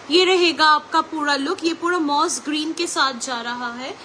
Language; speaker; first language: Hindi; non-native, local second language; Bangla